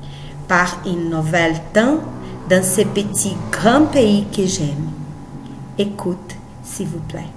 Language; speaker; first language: French; non-native, learner; Portuguese